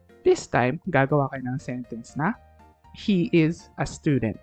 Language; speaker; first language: English; non-native, local second language; Filipino